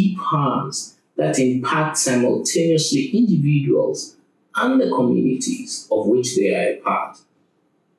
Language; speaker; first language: English; non-native, local second language; Akan